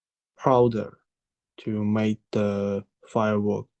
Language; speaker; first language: English; non-native, learner; Chinese